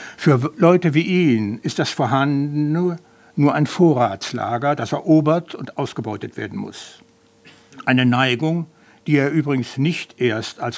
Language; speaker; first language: German; native; German